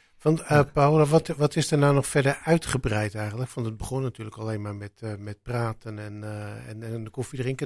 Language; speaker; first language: Dutch; native; Dutch